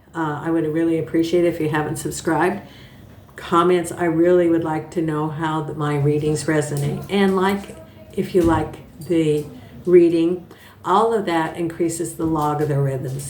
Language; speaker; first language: English; native; English